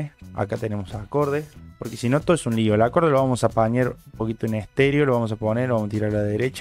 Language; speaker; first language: Spanish; native; Spanish